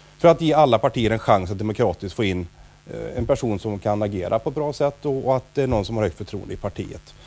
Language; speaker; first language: Swedish; native; Swedish